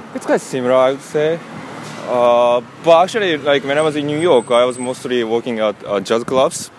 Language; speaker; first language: English; non-native, learner; Japanese